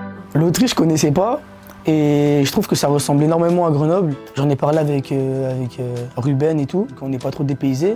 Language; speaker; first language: French; early bilingual, other home language; Portuguese